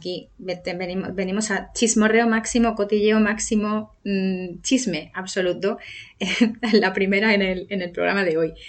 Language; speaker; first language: Spanish; native; Spanish